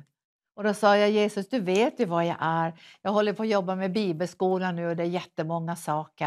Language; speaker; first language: Swedish; native; Swedish